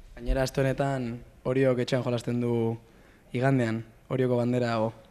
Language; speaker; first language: Basque; native; Basque